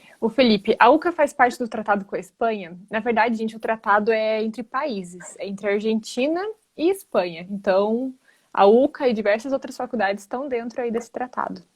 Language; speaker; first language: Portuguese; native; Portuguese